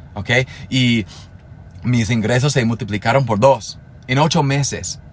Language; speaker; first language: Spanish; non-native, fluent; English